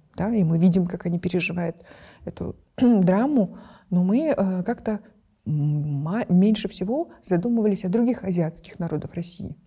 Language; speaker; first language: Russian; non-native, local second language; Kyrgyz